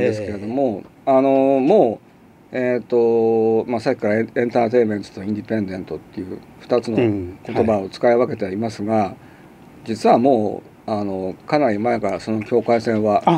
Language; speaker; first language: Japanese; native; Japanese